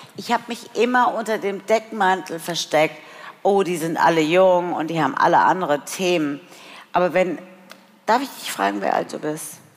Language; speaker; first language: German; early bilingual, other home language; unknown